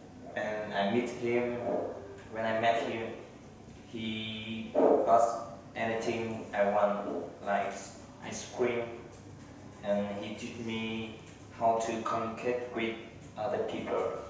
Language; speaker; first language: English; non-native, learner; Vietnamese